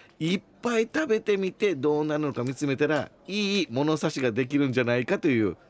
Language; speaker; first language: Japanese; native; Japanese